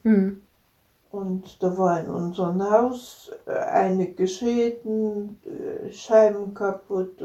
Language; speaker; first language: German; native; German